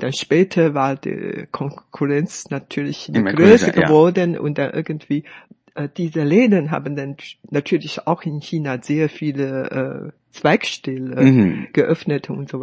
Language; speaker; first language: German; non-native, fluent; Chinese